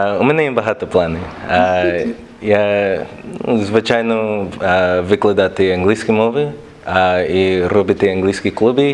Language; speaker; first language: Ukrainian; non-native, learner; English